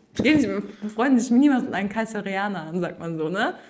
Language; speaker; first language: German; early bilingual, other home language; Turkish